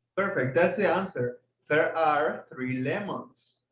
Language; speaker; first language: English; non-native, fluent; Spanish